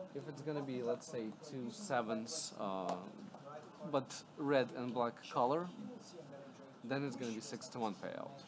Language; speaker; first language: English; non-native, fluent; Latvian